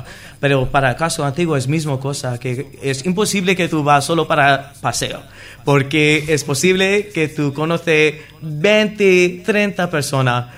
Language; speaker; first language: Spanish; non-native, learner; English